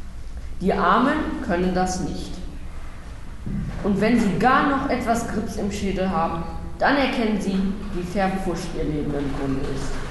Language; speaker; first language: German; native; German